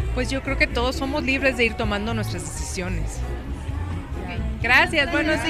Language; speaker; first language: Spanish; native; Spanish